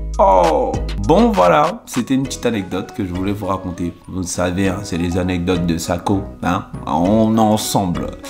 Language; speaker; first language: French; early bilingual, other home language; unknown